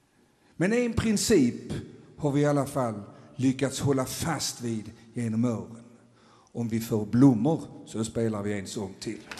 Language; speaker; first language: Swedish; native; Swedish